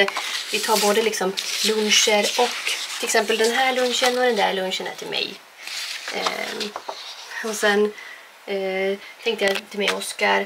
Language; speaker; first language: Swedish; native; Swedish